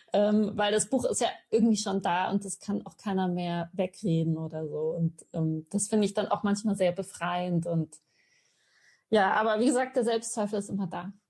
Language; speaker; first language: German; early bilingual, other home language; Persian